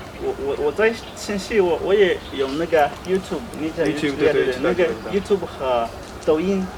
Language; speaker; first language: Chinese; non-native, learner; Swahili